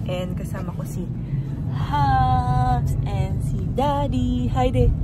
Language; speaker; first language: Filipino; non-native, local second language; Cebuano